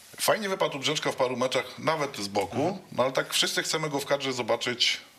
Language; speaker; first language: Polish; native; Polish